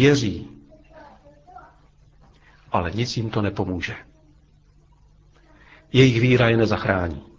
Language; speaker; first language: Czech; native; Czech